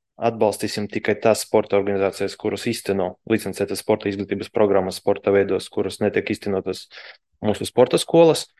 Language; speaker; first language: Latvian; non-native, local second language; Russian